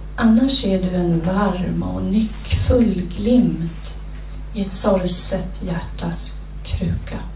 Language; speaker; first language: Swedish; native; Swedish